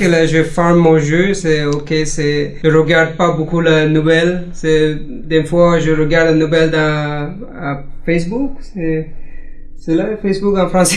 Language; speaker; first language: French; non-native, learner; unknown